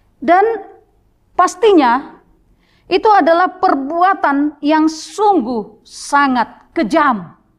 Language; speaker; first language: Indonesian; native; Indonesian